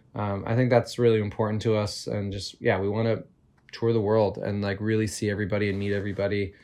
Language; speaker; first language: English; native; English